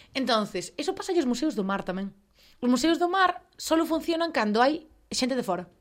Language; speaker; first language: Galician; non-native, local second language; Spanish